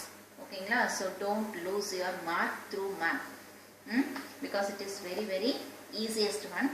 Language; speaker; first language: English; non-native, local second language; Tamil